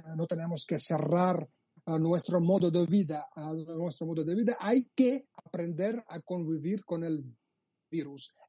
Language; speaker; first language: Spanish; non-native, fluent; Georgian